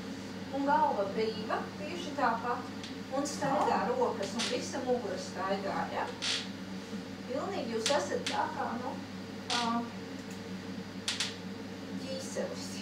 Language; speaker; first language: Latvian; native; Latvian